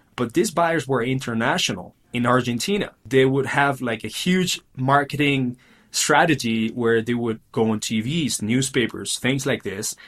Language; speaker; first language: English; early bilingual, other home language; Spanish